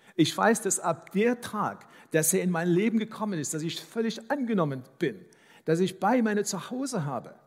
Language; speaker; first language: German; non-native, fluent; English